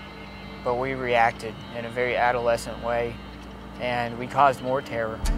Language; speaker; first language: English; native; English